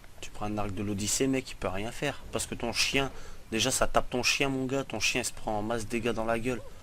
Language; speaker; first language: French; native; French